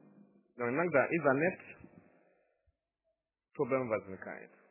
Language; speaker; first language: Russian; non-native, fluent; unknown